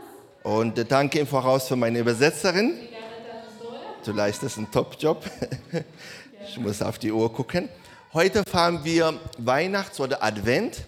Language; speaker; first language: German; non-native, learner; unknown